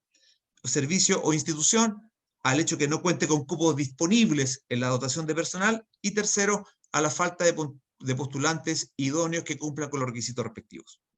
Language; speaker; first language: Spanish; native; Spanish